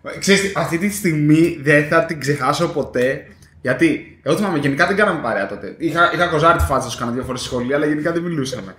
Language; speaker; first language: Greek; native; Greek